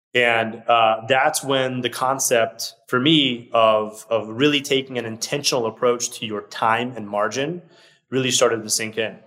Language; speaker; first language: English; early bilingual, other home language; Portuguese